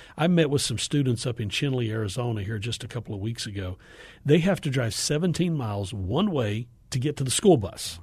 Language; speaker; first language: English; native; English